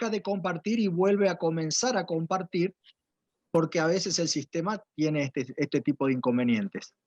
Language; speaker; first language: Spanish; native; Spanish